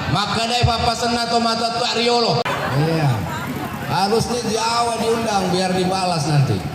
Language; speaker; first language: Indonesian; non-native, local second language; Buginese